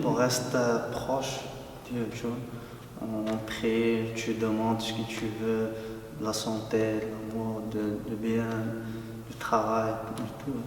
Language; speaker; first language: French; non-native, local second language; Arabic